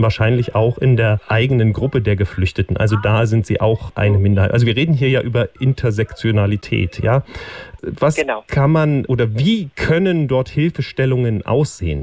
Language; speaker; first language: German; native; German